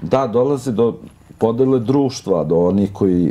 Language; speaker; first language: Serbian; non-native, local second language; Albanian